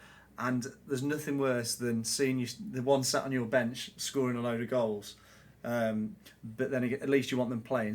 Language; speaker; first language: English; native; English